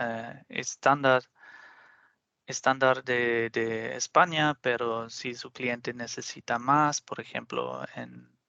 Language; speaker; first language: Spanish; non-native, fluent; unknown